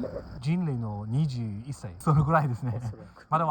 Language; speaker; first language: Japanese; non-native, learner; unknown